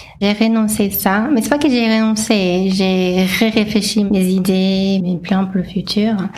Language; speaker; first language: French; non-native, fluent; English